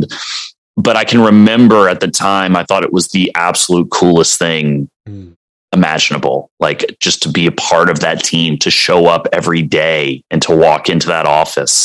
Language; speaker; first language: English; native; English